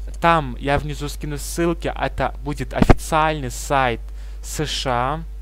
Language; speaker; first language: Russian; native; Russian